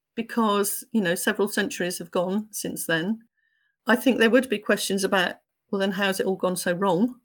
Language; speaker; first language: English; native; English